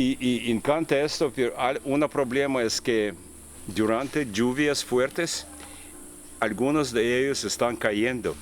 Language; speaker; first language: Spanish; non-native, learner; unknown